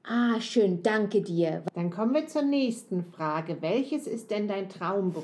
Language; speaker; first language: German; non-native, fluent; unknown